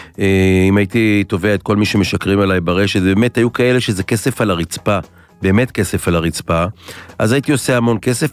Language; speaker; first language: Hebrew; native; Hebrew